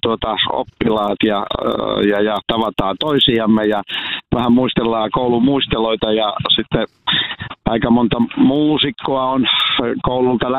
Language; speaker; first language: Finnish; native; Finnish